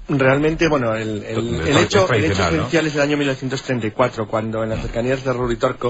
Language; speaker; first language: Spanish; native; Spanish